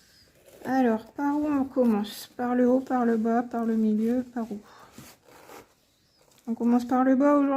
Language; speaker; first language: French; native; French